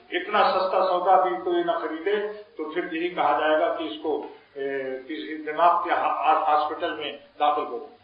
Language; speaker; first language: Urdu; native; Urdu